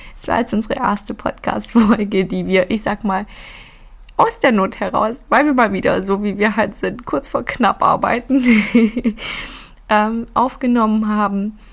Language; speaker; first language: German; early bilingual, other home language; Filipino